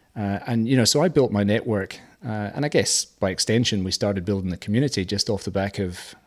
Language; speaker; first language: English; native; English